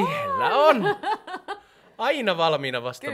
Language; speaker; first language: Finnish; native; Finnish